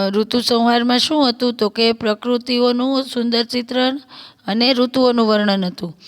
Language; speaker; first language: Hindi; non-native, local second language; Gujarati